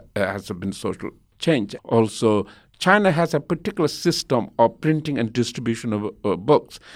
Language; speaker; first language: English; non-native, local second language; Tibetan